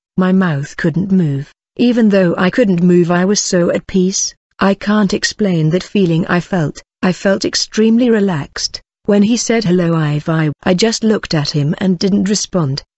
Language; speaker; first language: English; non-native, local second language; Zulu